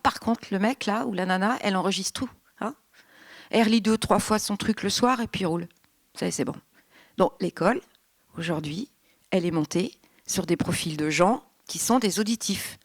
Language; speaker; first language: French; native; French